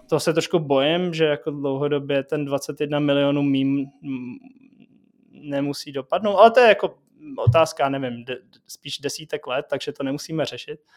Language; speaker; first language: Czech; native; Czech